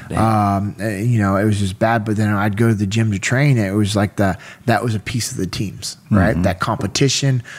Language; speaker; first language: English; native; English